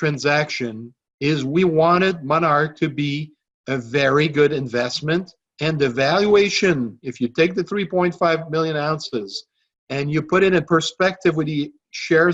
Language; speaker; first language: English; non-native, local second language; French